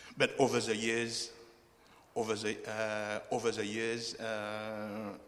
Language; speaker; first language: English; non-native, fluent; Chinese